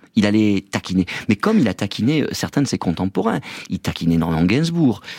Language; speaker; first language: French; native; French